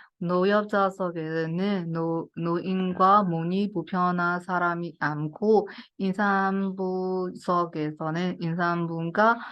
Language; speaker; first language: Korean; non-native, fluent; Burmese